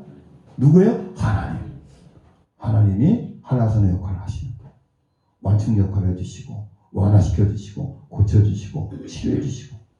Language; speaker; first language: Korean; native; Korean